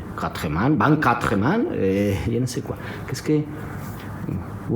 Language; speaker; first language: French; non-native, learner; Spanish